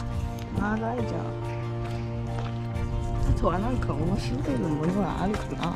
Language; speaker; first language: Japanese; early bilingual, heritage; Chinese